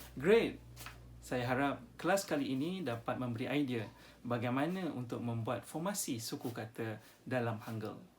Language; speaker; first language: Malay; native; Malay